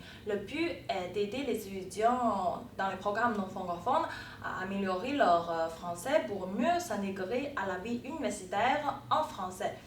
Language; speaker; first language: French; non-native, fluent; Chinese